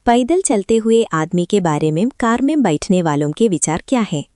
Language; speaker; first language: Hindi; non-native, local second language; Malayalam